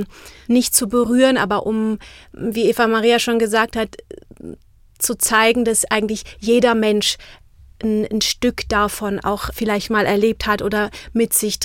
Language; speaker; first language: German; non-native, fluent; Czech